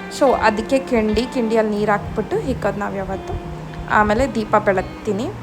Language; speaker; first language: Kannada; non-native, local second language; Malayalam